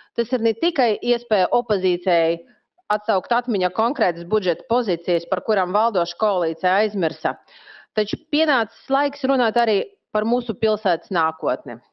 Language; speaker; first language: Latvian; non-native, local second language; Russian